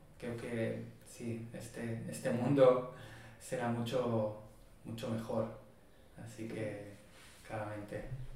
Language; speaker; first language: Spanish; non-native, fluent; Hebrew